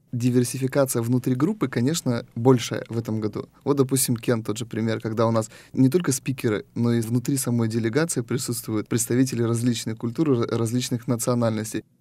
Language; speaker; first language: Russian; native; Russian